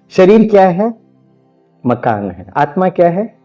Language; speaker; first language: Hindi; non-native, local second language; Malayalam